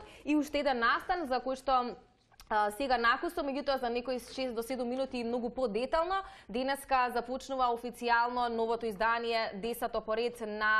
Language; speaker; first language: Macedonian; native; Macedonian